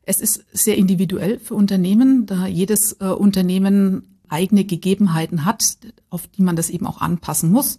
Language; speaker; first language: German; native; German